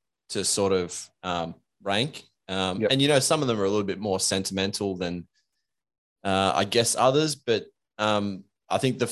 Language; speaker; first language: English; native; English